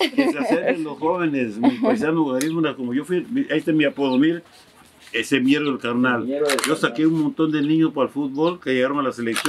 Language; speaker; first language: Spanish; native; Spanish